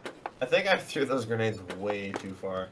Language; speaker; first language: English; native; English